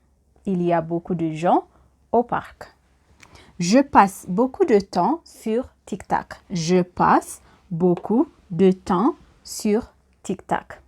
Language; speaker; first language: French; non-native, fluent; Amharic